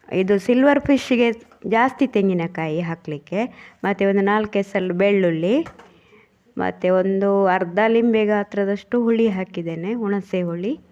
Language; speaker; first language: Kannada; non-native, local second language; Tulu